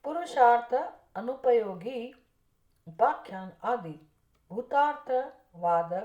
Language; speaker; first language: Hindi; non-native, local second language; Gujarati